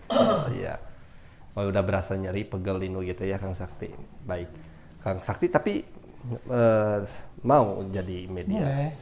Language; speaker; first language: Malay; non-native, local second language; Sundanese